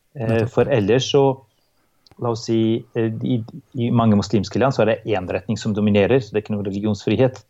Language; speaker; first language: Norwegian; non-native, fluent; Albanian